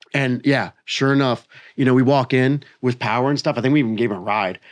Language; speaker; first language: English; native; English